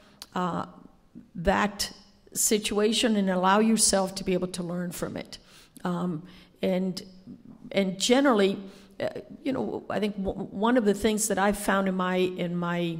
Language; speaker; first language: English; non-native, fluent; Spanish